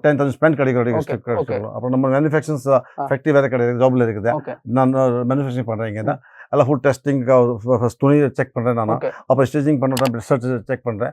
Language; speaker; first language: Tamil; non-native, local second language; Kannada